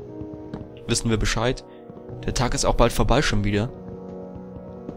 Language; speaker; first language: German; native; German